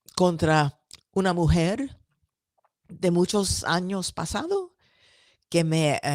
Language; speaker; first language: Spanish; early bilingual, heritage; Spanish